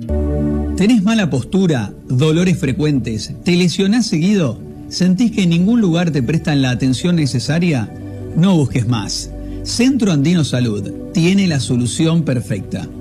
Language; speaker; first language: Spanish; native; Spanish